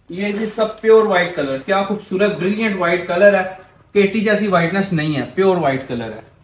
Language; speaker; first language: Urdu; non-native, local second language; Punjabi